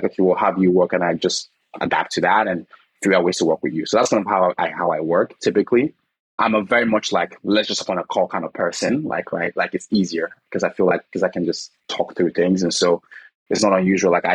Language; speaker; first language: English; non-native, local second language; Igbo